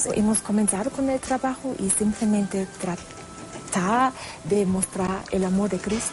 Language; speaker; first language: Spanish; non-native, fluent; German